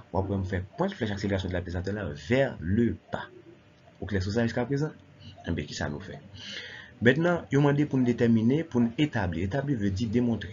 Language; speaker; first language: French; non-native, local second language; Haitian Creole